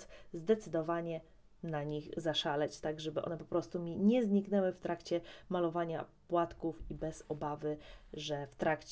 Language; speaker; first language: Polish; native; Polish